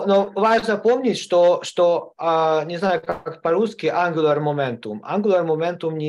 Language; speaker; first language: Russian; non-native, learner; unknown